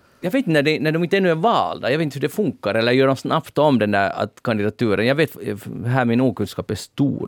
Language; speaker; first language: Swedish; native; Swedish